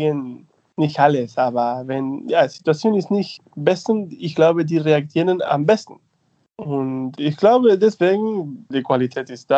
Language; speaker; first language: German; non-native, fluent; Spanish